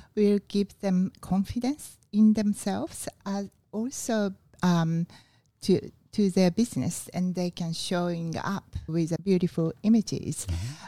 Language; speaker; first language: English; non-native, learner; Japanese